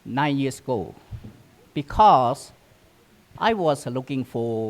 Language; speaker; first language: English; non-native, learner; Burmese